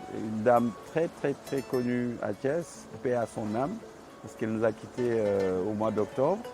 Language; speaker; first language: French; non-native, local second language; Wolof